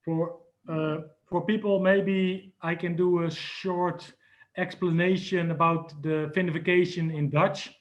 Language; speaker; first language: English; non-native, fluent; Dutch